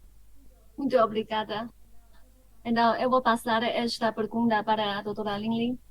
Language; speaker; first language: Portuguese; non-native, fluent; Chinese